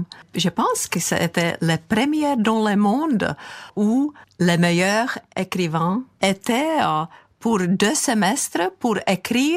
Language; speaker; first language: French; non-native, fluent; Czech